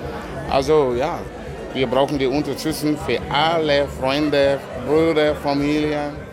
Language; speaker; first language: German; non-native, learner; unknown